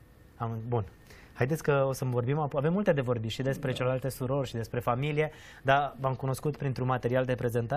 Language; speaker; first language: Romanian; native; Romanian